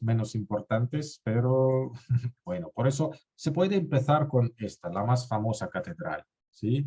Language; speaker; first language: Spanish; non-native, fluent; Russian